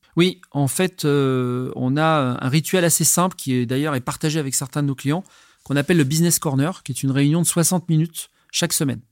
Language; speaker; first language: French; native; French